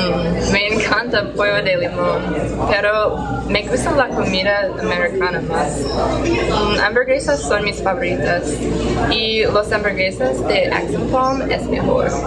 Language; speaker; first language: Spanish; non-native, learner; English